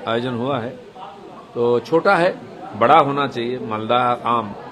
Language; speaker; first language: Hindi; non-native, local second language; Bangla